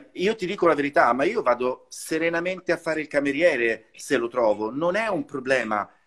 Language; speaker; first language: Italian; native; Italian